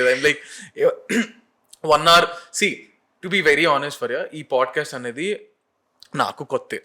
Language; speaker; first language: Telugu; native; Telugu